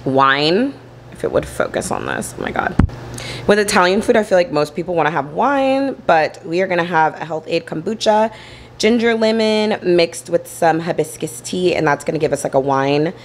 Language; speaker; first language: English; native; English